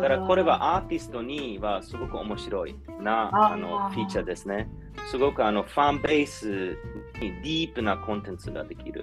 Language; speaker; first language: Japanese; non-native, learner; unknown